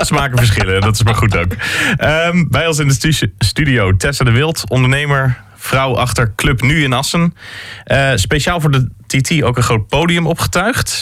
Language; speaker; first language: Dutch; native; Dutch